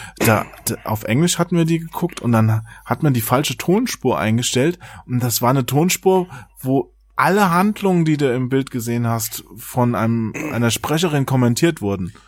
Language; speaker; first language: German; native; German